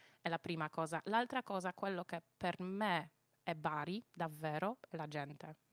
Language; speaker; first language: Italian; non-native, fluent; Polish